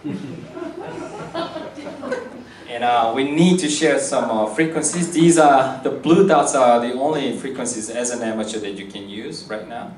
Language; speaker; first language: English; non-native, fluent; Korean